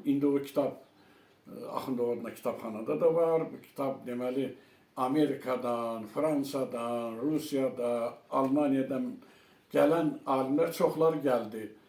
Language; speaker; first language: Azerbaijani; non-native, local second language; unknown